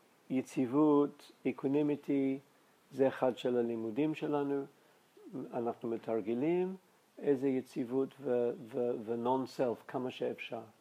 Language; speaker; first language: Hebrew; non-native, fluent; English